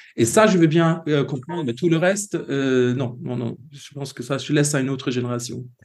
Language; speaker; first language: French; non-native, fluent; Swedish